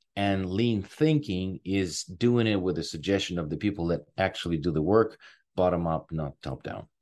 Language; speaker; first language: English; non-native, fluent; Ukrainian